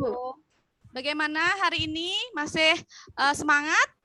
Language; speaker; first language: Indonesian; native; Indonesian